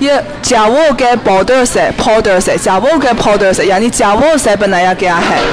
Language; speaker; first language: Hindi; non-native, fluent; Chinese